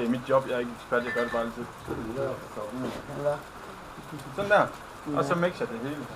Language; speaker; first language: Danish; native; Danish